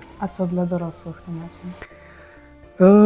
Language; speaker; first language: Polish; non-native, fluent; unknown